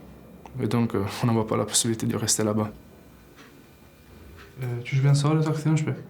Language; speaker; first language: French; non-native, learner; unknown